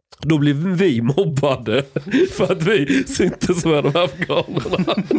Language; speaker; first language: Swedish; native; Swedish